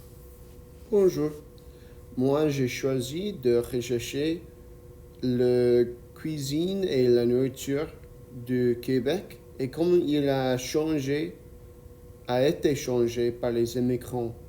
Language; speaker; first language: French; non-native, learner; English